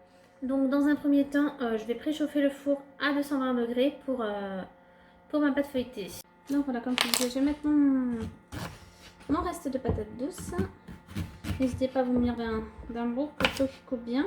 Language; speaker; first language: French; native; French